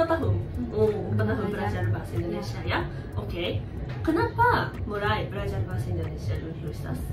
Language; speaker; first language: Indonesian; non-native, fluent; Japanese